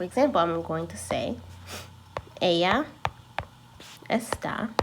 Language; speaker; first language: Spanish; non-native, learner; English